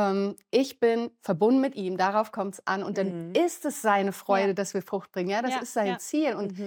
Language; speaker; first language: German; native; German